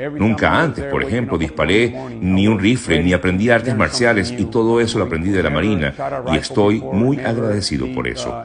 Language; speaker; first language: Spanish; native; Spanish